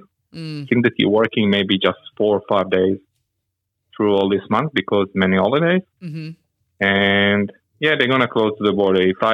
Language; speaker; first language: English; non-native, learner; Hebrew